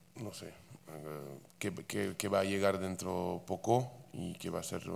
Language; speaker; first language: Spanish; non-native, fluent; Basque